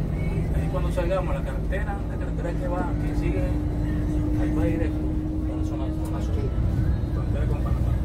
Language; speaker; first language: Spanish; native; Spanish